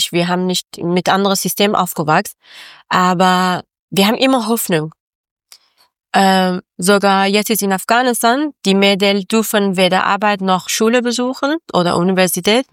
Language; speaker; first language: German; non-native, learner; Persian